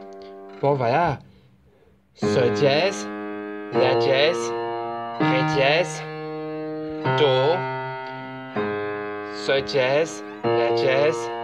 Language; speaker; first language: French; native; French